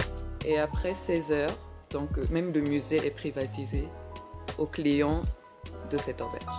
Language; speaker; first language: French; early bilingual, heritage; French